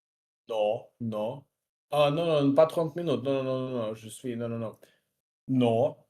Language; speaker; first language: French; non-native, fluent; Russian